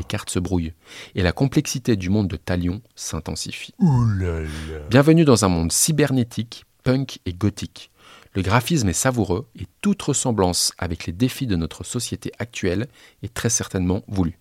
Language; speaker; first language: French; native; French